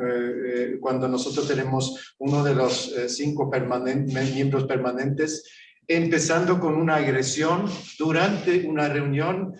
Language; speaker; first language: Spanish; non-native, fluent; Swedish